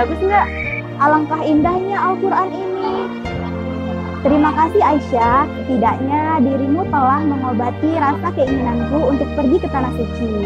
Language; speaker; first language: Indonesian; native; Indonesian